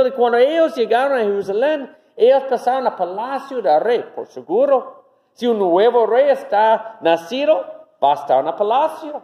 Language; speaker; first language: Spanish; non-native, fluent; English